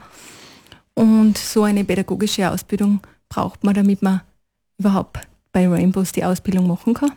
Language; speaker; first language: German; native; German